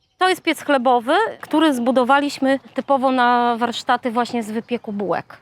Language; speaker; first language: Polish; native; Polish